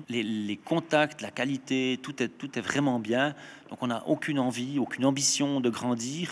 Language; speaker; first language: French; native; French